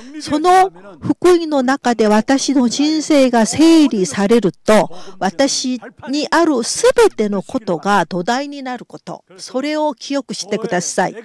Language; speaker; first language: Japanese; non-native, fluent; Korean